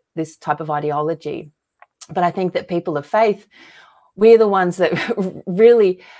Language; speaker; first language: English; native; English